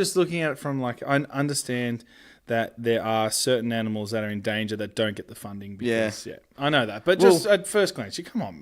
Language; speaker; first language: English; native; English